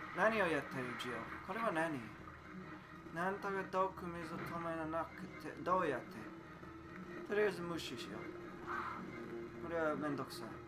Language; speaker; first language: Japanese; non-native, learner; English